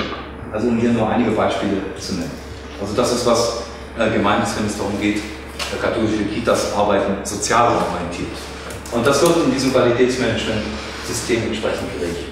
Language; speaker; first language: German; native; German